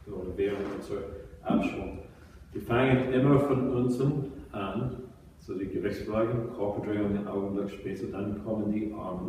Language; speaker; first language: German; non-native, fluent; English